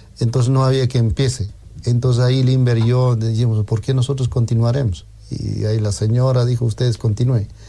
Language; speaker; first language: Spanish; native; Spanish